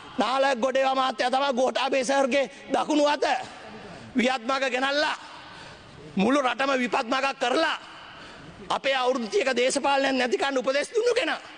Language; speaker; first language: Sinhala; native; Sinhala